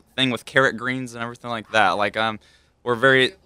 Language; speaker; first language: English; native; English